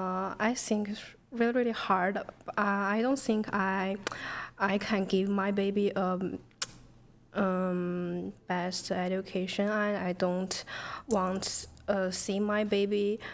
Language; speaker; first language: English; non-native, learner; Chinese